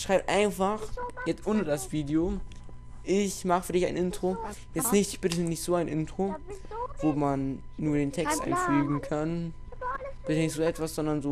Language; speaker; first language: German; native; German